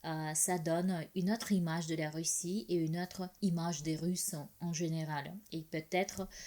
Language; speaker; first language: French; non-native, fluent; Russian